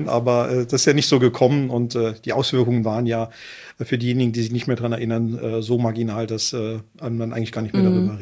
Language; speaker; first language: German; native; German